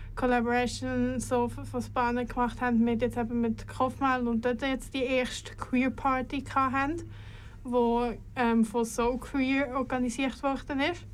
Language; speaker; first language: German; native; German